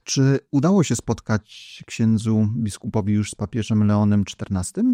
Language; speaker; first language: Polish; native; Polish